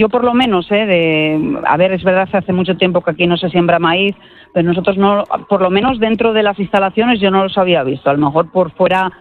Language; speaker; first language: Spanish; native; Spanish